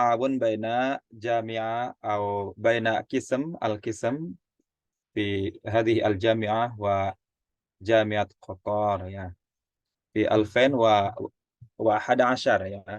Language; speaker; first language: Arabic; non-native, fluent; Indonesian